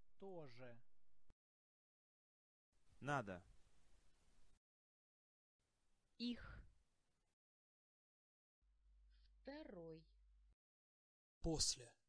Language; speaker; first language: Russian; non-native, learner; English